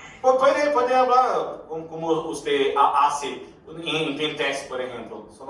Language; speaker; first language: Spanish; non-native, learner; Portuguese